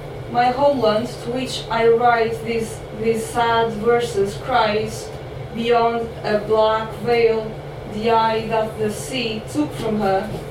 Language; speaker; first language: English; non-native, fluent; Portuguese